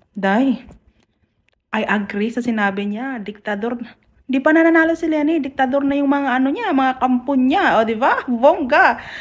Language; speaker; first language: Filipino; non-native, local second language; Cebuano